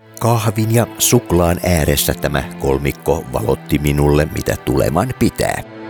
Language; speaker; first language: Finnish; native; Finnish